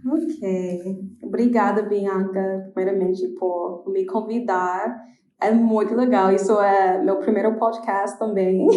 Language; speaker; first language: Portuguese; non-native, fluent; English